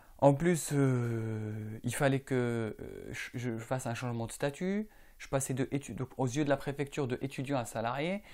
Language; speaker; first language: French; non-native, local second language; Arabic